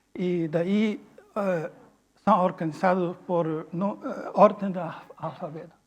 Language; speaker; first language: Portuguese; non-native, fluent; Chinese